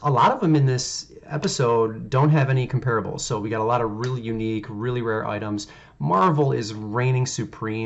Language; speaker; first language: English; native; English